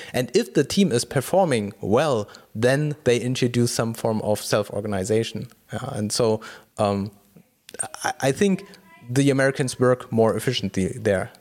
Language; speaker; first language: English; non-native, fluent; German